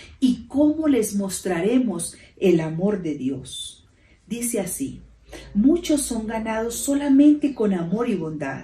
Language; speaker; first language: Spanish; native; Spanish